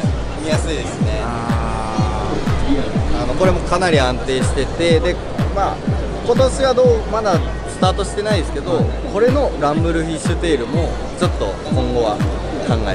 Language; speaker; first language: Japanese; native; Japanese